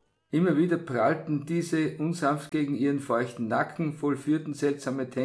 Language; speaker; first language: German; native; German